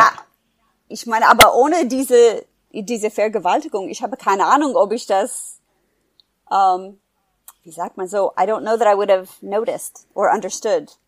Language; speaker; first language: German; non-native, fluent; English